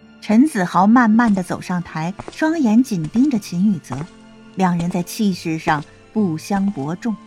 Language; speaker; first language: Chinese; native; Chinese